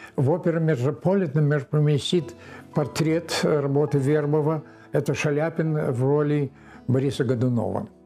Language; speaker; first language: Russian; native; Russian